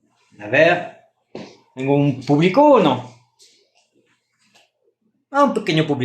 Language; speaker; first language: Spanish; non-native, fluent; French